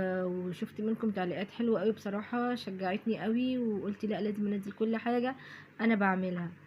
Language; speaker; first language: Arabic; native; Arabic